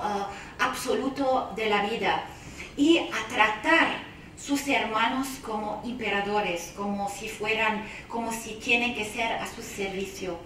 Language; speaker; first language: Spanish; non-native, fluent; Arabic